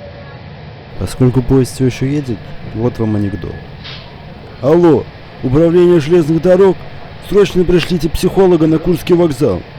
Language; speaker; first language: Russian; native; Russian